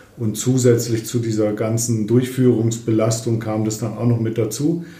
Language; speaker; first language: German; native; German